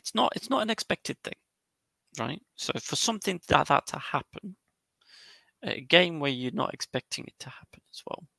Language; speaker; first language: English; native; English